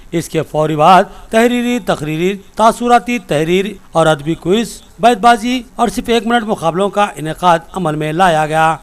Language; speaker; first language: Urdu; native; Urdu